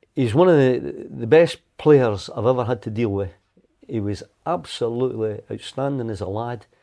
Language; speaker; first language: English; native; English